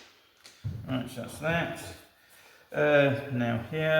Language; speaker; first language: English; native; English